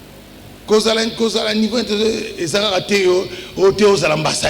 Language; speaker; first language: Portuguese; non-native, learner; Lingala